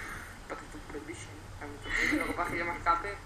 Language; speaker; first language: Catalan; native; Catalan